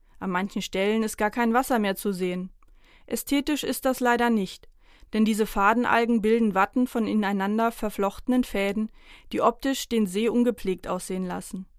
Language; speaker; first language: German; native; German